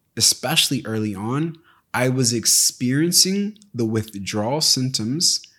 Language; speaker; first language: English; native; English